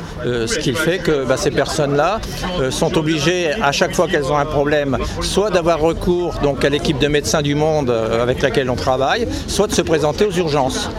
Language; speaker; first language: French; native; French